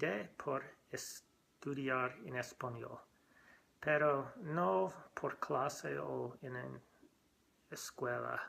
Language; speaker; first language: Spanish; non-native, learner; English